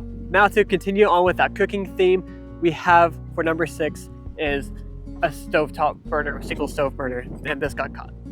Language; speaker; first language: English; native; English